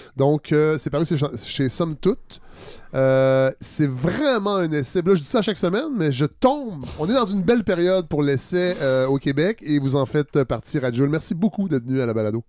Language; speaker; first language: French; native; French